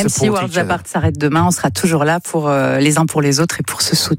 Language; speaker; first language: French; native; French